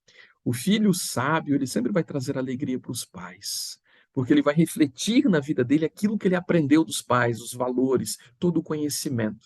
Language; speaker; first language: Portuguese; native; Portuguese